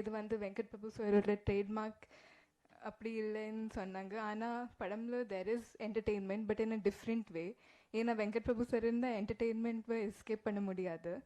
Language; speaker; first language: Tamil; non-native, learner; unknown